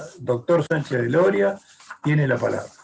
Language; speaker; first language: Spanish; native; Spanish